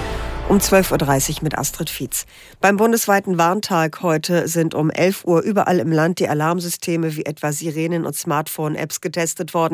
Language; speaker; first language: German; native; German